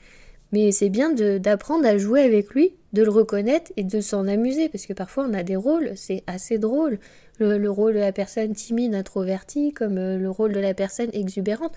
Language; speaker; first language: French; native; French